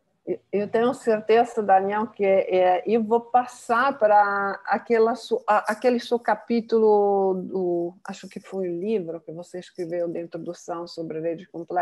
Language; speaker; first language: Portuguese; non-native, fluent; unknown